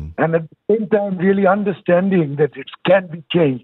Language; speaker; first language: English; non-native, local second language; Bangla